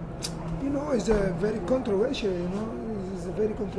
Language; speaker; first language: English; non-native, learner; Spanish